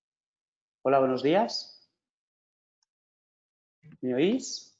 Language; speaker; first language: Spanish; native; Spanish